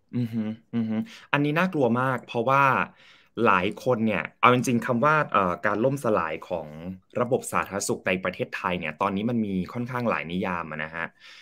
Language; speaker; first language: Thai; native; Thai